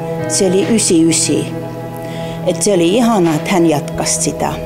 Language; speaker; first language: Finnish; non-native, fluent; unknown